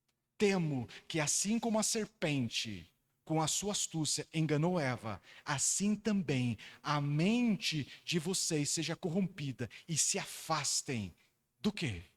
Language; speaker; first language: Portuguese; native; Portuguese